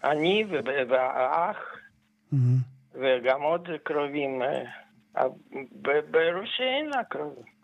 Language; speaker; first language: Hebrew; non-native, fluent; Russian